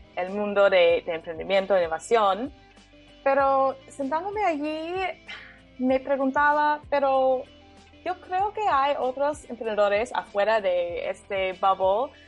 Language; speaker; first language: Spanish; non-native, fluent; English